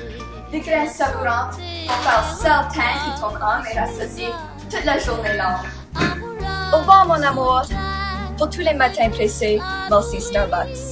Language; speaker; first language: French; non-native, fluent; English